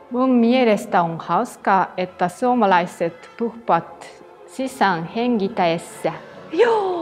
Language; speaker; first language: Finnish; non-native, learner; Japanese